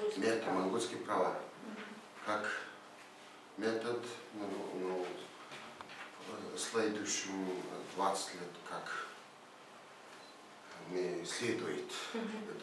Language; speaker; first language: Russian; non-native, learner; Mongolian